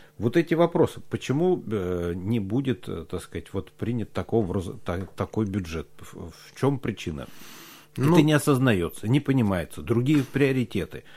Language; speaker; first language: Russian; native; Russian